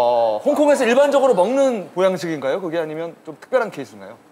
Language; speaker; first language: Korean; native; Korean